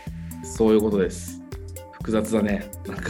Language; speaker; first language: Japanese; native; Japanese